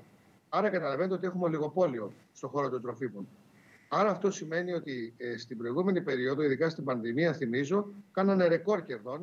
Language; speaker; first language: Greek; native; Greek